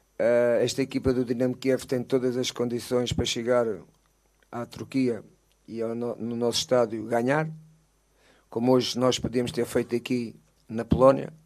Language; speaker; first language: Portuguese; native; Portuguese